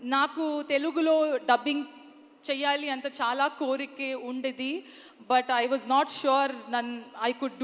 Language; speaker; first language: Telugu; non-native, learner; Kannada